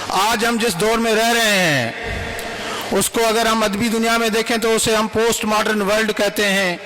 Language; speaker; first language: Urdu; non-native, local second language; Sindhi